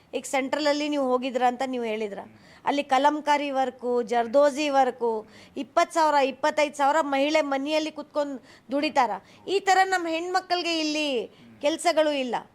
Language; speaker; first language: Kannada; non-native, local second language; Hindi